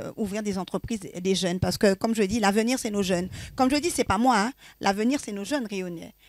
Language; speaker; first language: French; native; French